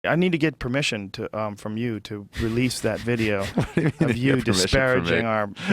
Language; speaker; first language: English; native; English